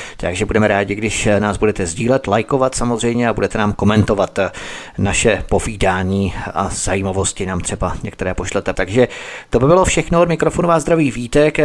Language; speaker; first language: Czech; native; Czech